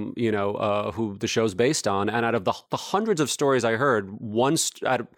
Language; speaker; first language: English; native; English